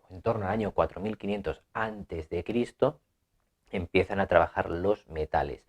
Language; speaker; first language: Spanish; native; Spanish